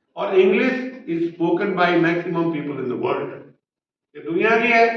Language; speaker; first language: Hindi; native; Hindi